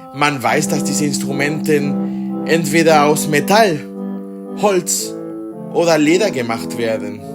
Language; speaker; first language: German; non-native, fluent; Spanish